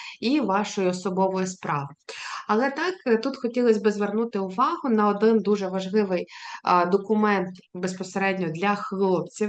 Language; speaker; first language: Ukrainian; native; Ukrainian